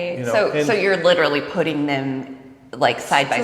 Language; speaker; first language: English; native; English